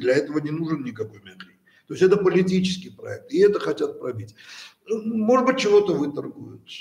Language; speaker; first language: Russian; native; Russian